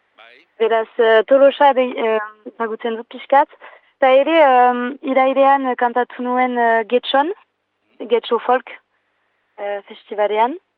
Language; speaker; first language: Basque; non-native, local second language; French